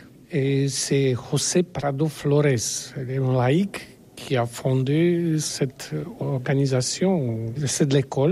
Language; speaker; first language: French; non-native, learner; Polish